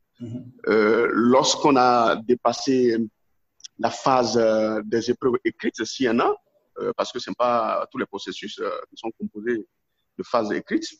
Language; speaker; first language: French; non-native, local second language; Yoruba